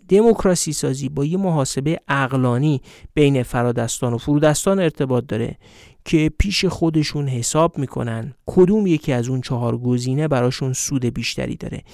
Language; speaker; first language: Persian; native; Persian